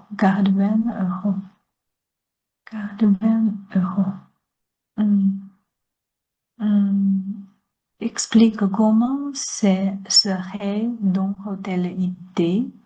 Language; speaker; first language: French; non-native, learner; Chinese